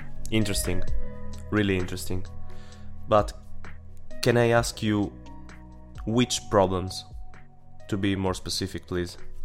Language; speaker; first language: English; non-native, fluent; Italian